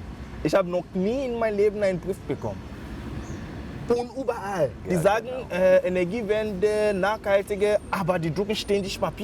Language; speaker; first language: German; non-native, learner; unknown